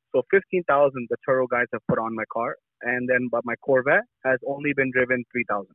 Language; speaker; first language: English; native; English